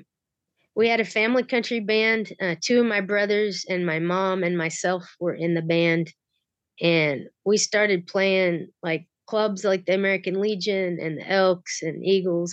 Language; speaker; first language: English; native; English